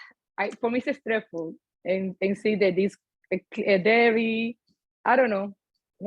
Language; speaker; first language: English; non-native, learner; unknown